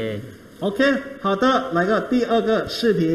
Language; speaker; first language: Chinese; non-native, fluent; Thai